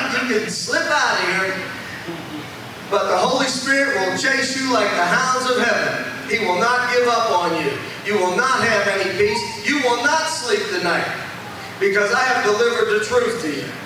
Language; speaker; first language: English; native; English